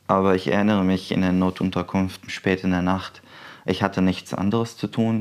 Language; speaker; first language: German; non-native, fluent; Arabic